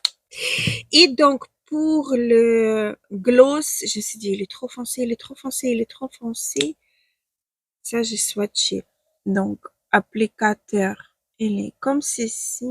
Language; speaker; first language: French; non-native, fluent; Ukrainian